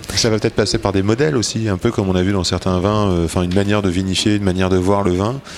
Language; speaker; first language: French; native; French